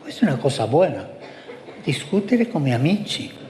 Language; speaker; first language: Italian; non-native, fluent; Spanish